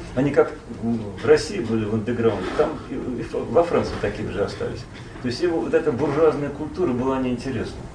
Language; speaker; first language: Russian; native; Russian